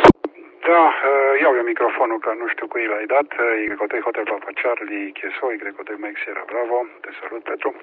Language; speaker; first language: Romanian; native; Romanian